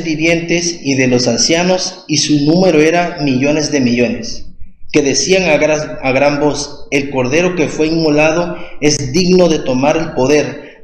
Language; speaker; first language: Spanish; native; Spanish